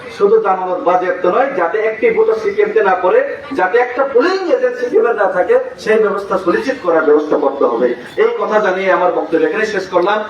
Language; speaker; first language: Bangla; non-native, local second language; Kok Borok